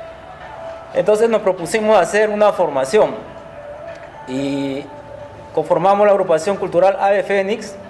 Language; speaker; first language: Spanish; native; Spanish